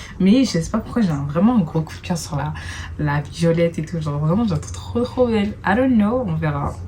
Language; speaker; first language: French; native; French